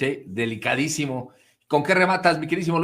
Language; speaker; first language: Spanish; native; Spanish